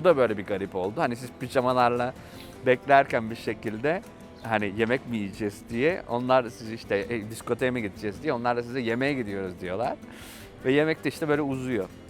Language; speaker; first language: Turkish; native; Turkish